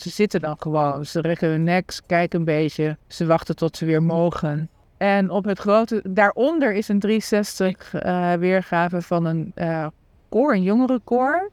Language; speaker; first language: Dutch; native; Dutch